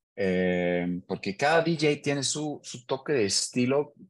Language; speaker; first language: Spanish; non-native, learner; German